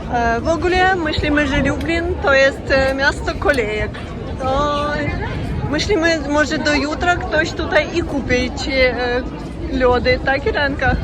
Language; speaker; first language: Polish; non-native, learner; Russian